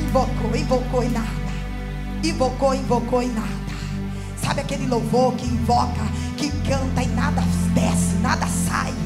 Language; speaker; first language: Portuguese; native; Portuguese